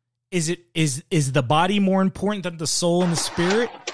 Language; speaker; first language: English; early bilingual, other home language; Spanish